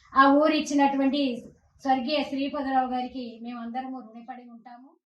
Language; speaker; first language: Telugu; non-native, local second language; Lambadi